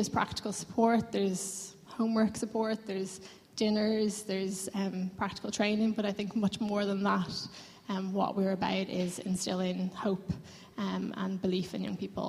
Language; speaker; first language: English; native; English